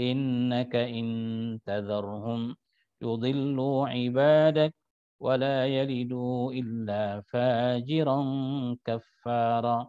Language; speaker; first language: Arabic; non-native, fluent; Malay